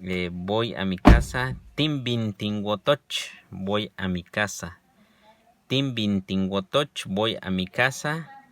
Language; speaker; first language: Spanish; non-native, local second language; Yucateco